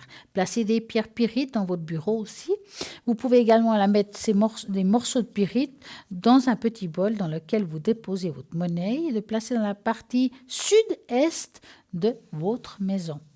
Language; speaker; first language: French; native; French